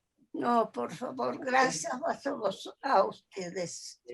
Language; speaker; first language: Spanish; early bilingual, other home language; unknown